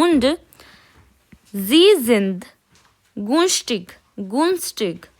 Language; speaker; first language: German; non-native, fluent; Hindi